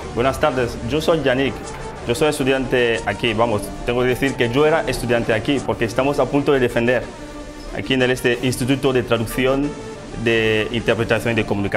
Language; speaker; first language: Spanish; non-native, fluent; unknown